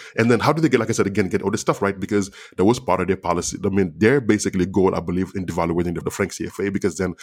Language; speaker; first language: English; non-native, fluent; Wolof